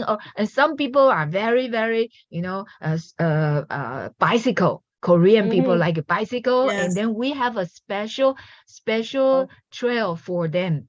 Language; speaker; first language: English; non-native, learner; Chinese